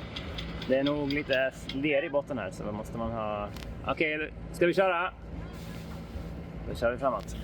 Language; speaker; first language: Swedish; native; Swedish